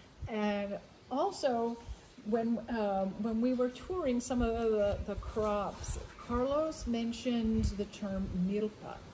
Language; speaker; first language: English; native; English